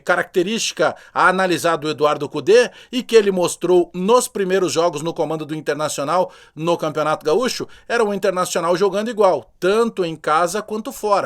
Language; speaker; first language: Portuguese; native; Portuguese